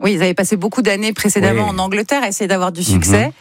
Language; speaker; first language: French; native; French